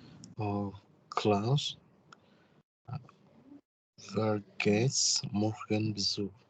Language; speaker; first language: German; non-native, learner; Indonesian